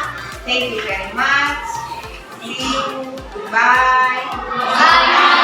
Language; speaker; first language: English; non-native, learner; Indonesian